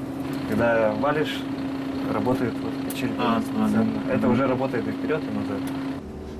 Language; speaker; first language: Russian; native; Russian